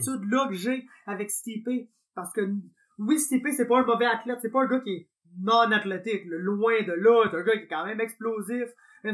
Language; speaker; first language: French; native; French